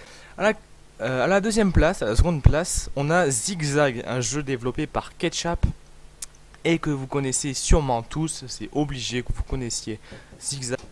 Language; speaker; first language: French; native; French